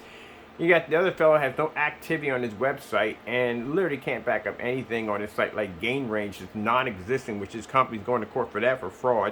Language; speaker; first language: English; native; English